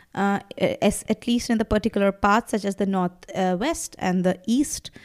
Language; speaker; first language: English; non-native, local second language; Bangla